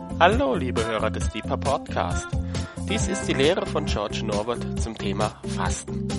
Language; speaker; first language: German; native; German